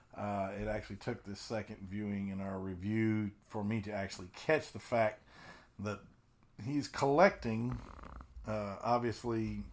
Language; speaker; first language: English; native; English